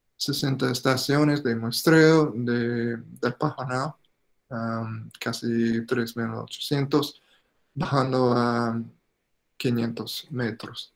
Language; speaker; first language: Spanish; non-native, fluent; English